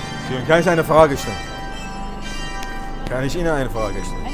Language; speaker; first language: German; non-native, fluent; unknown